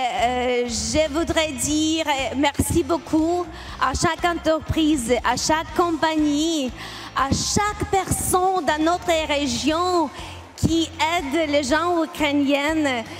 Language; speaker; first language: French; non-native, learner; Ukrainian